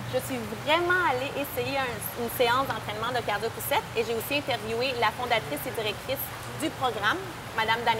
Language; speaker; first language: French; native; French